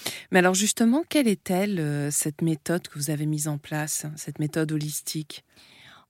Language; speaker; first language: French; native; French